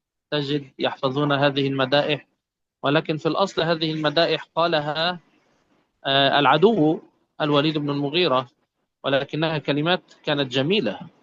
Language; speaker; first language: Arabic; native; Arabic